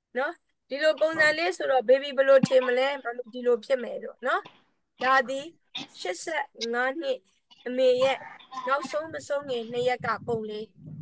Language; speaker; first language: Burmese; native; Burmese